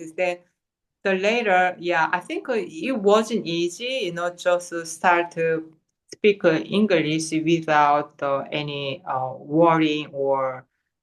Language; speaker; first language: English; non-native, fluent; Korean